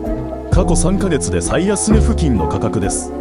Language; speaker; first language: Japanese; native; Japanese